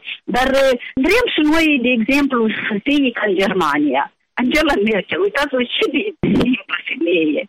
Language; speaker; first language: Romanian; native; Romanian